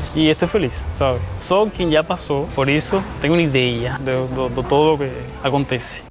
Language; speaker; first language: Portuguese; non-native, fluent; Spanish